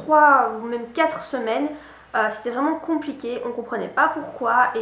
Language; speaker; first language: French; native; French